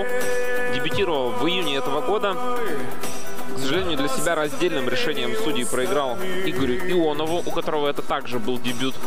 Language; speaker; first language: Russian; native; Russian